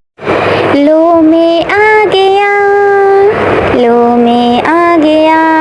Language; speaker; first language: Hindi; non-native, learner; Bangla